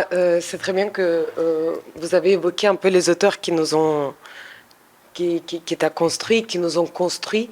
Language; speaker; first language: French; non-native, fluent; Russian